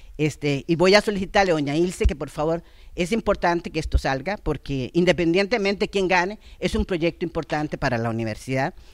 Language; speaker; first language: Spanish; native; Spanish